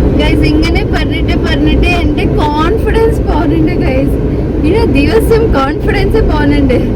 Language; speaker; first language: Malayalam; non-native, learner; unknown